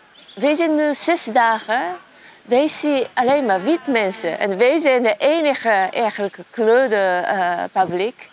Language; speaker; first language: Dutch; non-native, learner; Japanese